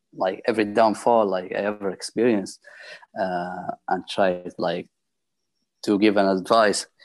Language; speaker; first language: English; non-native, fluent; Arabic